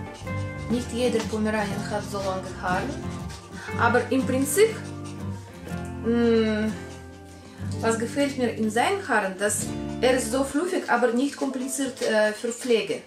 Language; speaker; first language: German; non-native, learner; Russian